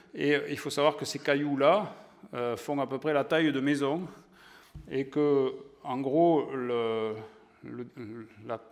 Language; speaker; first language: French; native; French